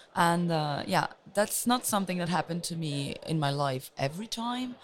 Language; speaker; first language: English; non-native, fluent; Luxembourgish